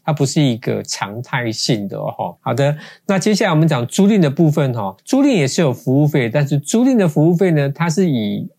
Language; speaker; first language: Chinese; native; Chinese